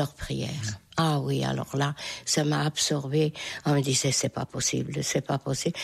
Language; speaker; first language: French; non-native, fluent; Hungarian